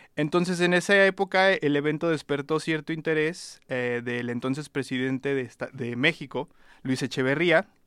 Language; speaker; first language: Spanish; native; Spanish